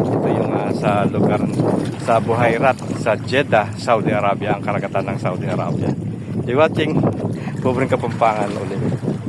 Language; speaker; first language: Filipino; non-native, local second language; Pampanga